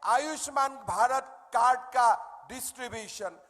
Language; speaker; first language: Hindi; non-native, local second language; Assamese